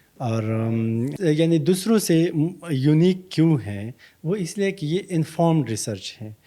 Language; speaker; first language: Urdu; non-native, local second language; Pashto